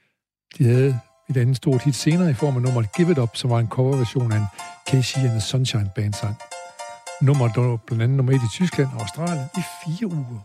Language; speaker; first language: Danish; native; Danish